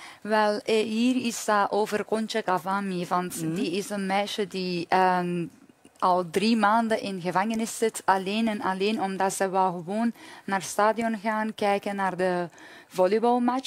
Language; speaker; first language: Dutch; non-native, fluent; Persian